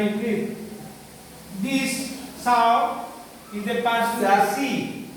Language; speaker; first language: English; non-native, learner; Spanish